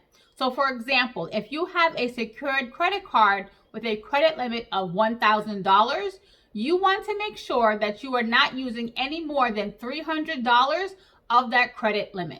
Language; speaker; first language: English; native; English